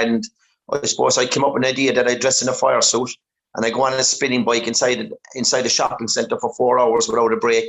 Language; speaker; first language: English; native; English